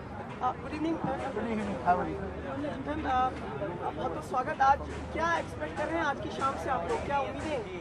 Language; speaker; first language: Hindi; native; Hindi